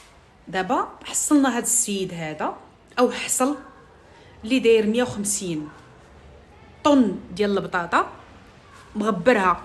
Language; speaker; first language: Arabic; native; Arabic